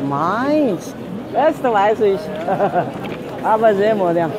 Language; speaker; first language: German; non-native, learner; Chinese